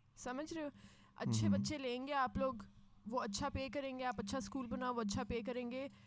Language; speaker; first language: Urdu; native; Urdu